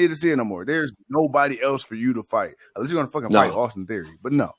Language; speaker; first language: English; native; English